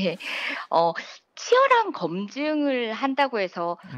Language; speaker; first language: Korean; native; Korean